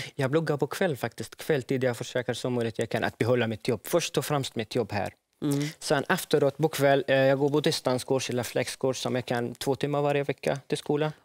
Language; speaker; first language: Swedish; non-native, fluent; Arabic